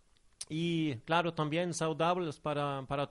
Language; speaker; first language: Spanish; non-native, fluent; Norwegian